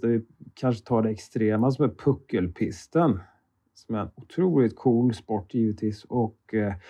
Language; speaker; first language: Swedish; native; Swedish